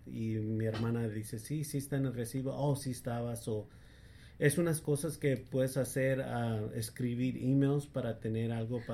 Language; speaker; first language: Spanish; early bilingual, heritage; English